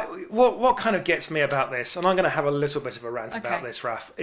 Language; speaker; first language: English; native; English